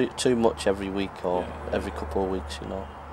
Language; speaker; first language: English; native; English